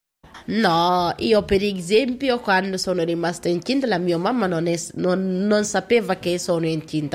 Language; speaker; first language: Italian; non-native, learner; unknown